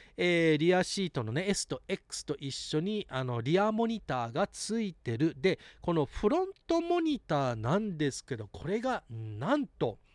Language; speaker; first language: Japanese; early bilingual, heritage; English